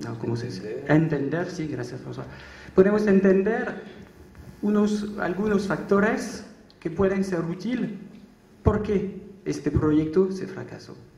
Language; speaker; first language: Spanish; non-native, learner; French